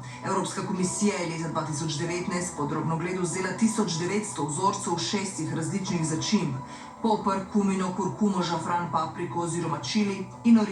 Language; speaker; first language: Slovenian; native; Slovenian